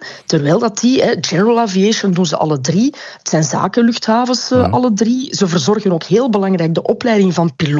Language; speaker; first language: Dutch; native; Dutch